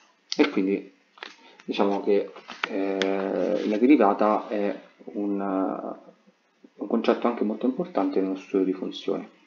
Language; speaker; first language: Italian; native; Italian